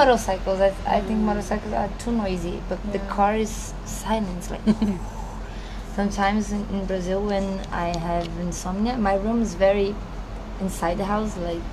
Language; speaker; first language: English; non-native, fluent; Portuguese